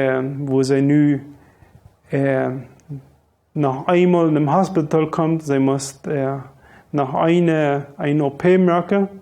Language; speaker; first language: German; non-native, local second language; Low German